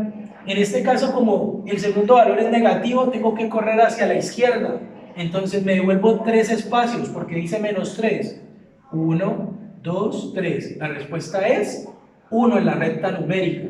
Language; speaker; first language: Spanish; native; Spanish